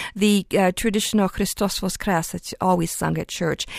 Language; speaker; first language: English; early bilingual, other home language; Ukrainian